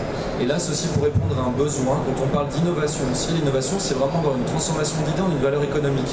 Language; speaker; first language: French; native; French